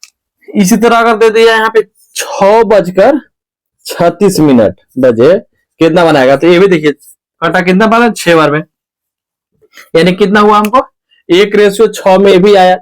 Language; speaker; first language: Hindi; native; Hindi